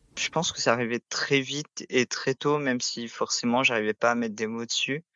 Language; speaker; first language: French; native; French